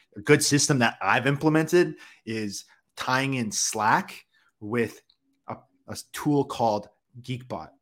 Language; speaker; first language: English; native; English